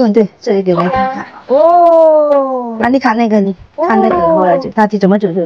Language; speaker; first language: Chinese; native; Chinese